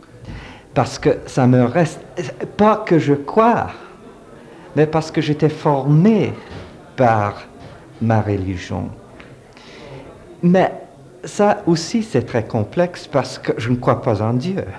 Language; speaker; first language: French; early bilingual, heritage; French